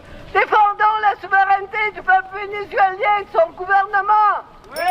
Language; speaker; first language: French; native; French